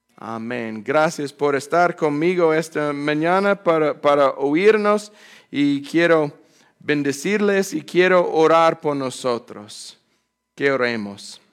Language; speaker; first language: Spanish; non-native, fluent; English